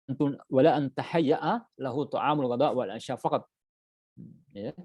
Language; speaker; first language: Arabic; non-native, fluent; Indonesian